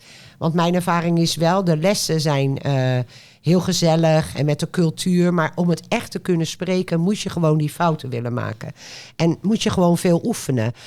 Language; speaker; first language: Dutch; non-native, fluent; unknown